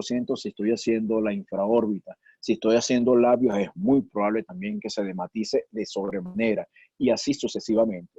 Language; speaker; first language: Spanish; native; Spanish